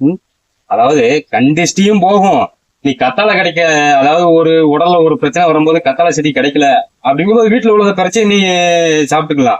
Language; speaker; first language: Tamil; native; Tamil